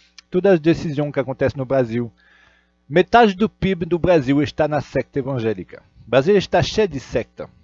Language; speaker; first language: Portuguese; non-native, fluent; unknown